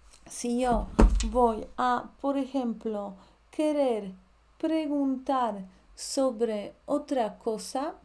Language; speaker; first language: Spanish; non-native, fluent; Polish